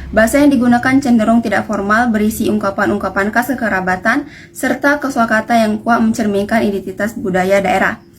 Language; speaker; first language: Indonesian; non-native, local second language; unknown